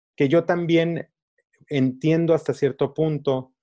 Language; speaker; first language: Spanish; early bilingual, other home language; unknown